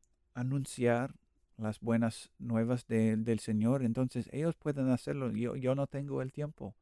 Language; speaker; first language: Spanish; non-native, learner; English